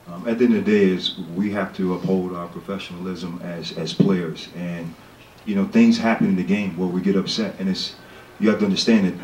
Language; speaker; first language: English; native; English